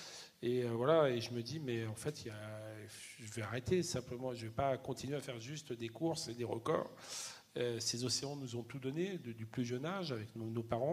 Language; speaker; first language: French; native; French